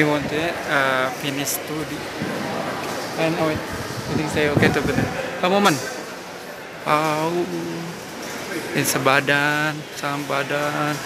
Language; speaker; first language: English; non-native, learner; Indonesian